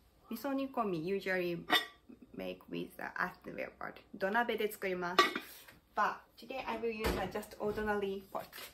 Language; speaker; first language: English; non-native, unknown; Japanese